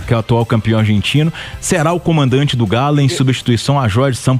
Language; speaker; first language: Portuguese; native; Portuguese